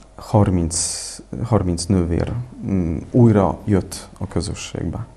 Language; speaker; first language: Hungarian; non-native, fluent; Polish